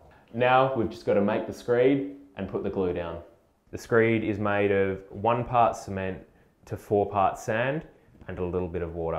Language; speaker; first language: English; native; English